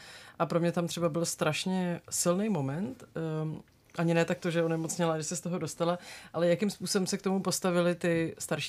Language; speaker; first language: Czech; native; Czech